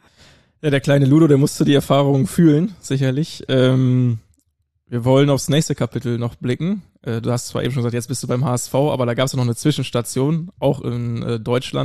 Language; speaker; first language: German; native; German